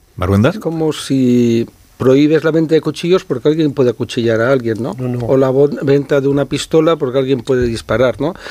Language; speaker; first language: Spanish; native; Spanish